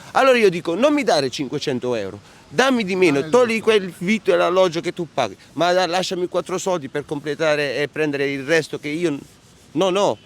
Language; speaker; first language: Italian; native; Italian